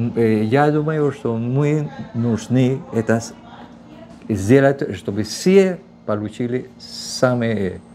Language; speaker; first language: Russian; non-native, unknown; Spanish